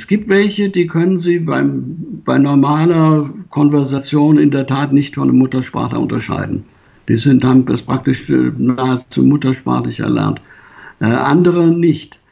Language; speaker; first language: German; native; German